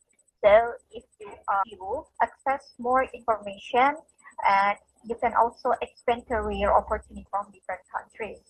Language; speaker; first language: English; non-native, fluent; Indonesian